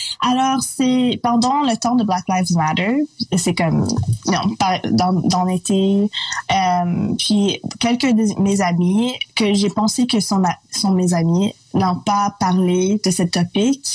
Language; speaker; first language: French; non-native, local second language; English